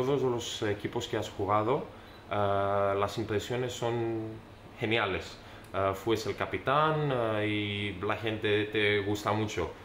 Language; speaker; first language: Spanish; non-native, learner; Greek